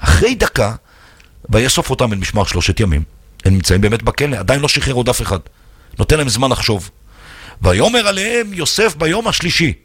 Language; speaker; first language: Hebrew; native; Hebrew